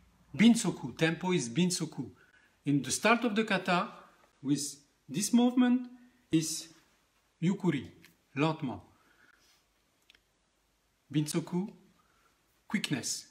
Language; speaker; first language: English; non-native, learner; French